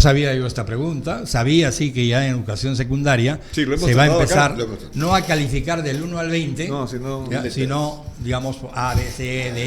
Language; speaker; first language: Spanish; native; Spanish